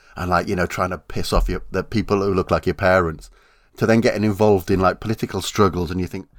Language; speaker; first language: English; native; English